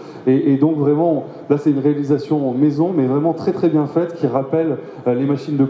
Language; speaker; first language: French; native; French